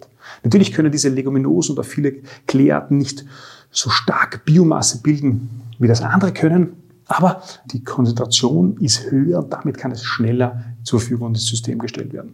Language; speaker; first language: German; native; German